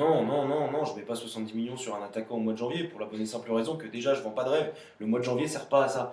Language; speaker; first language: French; native; French